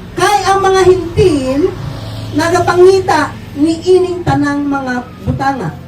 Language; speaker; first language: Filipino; native; Filipino